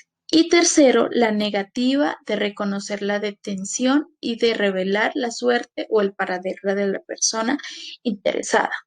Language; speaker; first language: Spanish; native; Spanish